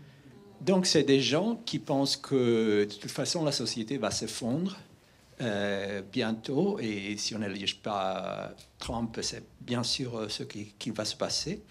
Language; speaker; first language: French; non-native, fluent; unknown